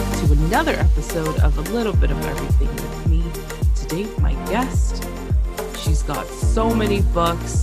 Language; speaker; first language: English; early bilingual, other home language; Spanish